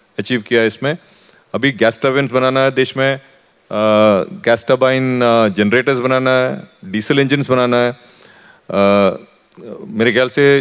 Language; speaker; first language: Hindi; native; Hindi